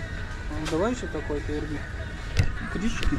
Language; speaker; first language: Russian; non-native, learner; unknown